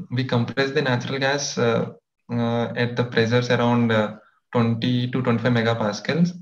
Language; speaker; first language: English; non-native, local second language; Telugu